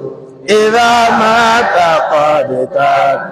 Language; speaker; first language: Arabic; non-native, fluent; Yoruba